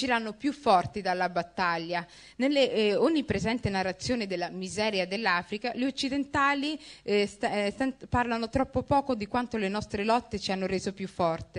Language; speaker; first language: Italian; early bilingual, other home language; Somali